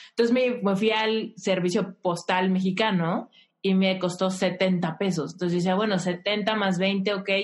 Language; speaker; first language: Spanish; native; Spanish